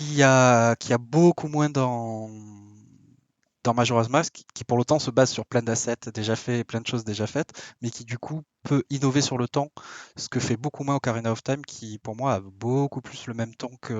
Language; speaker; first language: French; native; French